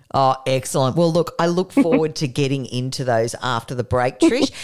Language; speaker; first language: English; native; English